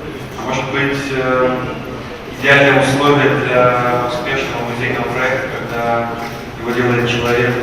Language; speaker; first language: Russian; native; Russian